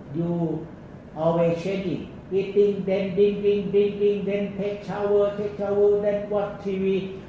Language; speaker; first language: English; non-native, learner; Thai